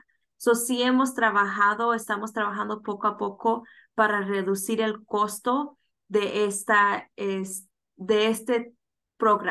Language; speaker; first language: Spanish; early bilingual, heritage; Spanish